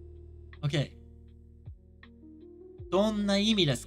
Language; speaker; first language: Japanese; non-native, learner; English